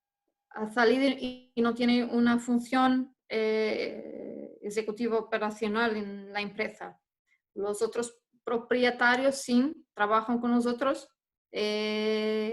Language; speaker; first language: Spanish; non-native, fluent; Portuguese